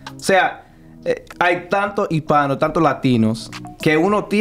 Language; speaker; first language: Spanish; early bilingual, heritage; Spanish